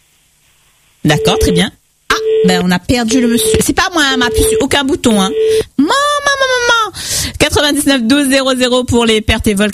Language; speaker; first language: French; native; French